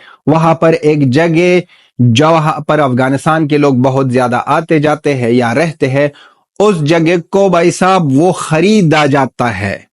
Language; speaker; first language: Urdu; non-native, fluent; Pashto